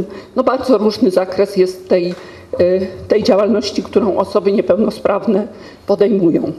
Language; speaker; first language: Polish; native; Polish